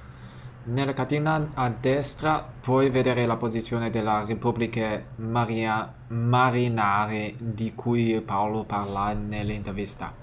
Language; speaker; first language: Italian; non-native, learner; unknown